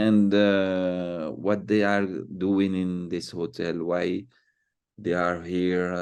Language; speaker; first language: English; non-native, fluent; Arabic